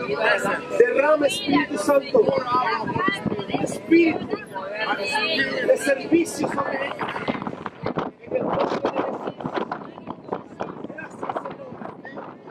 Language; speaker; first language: Spanish; native; Spanish